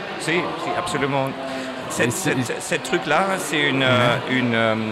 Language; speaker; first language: French; non-native, learner; German